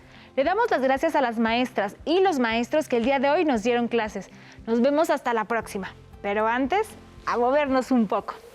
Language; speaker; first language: Spanish; native; Spanish